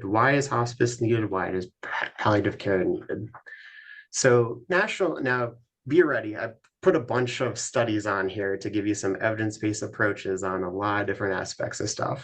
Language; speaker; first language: English; native; English